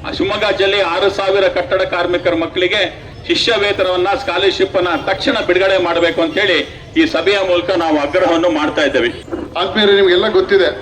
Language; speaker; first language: Kannada; native; Kannada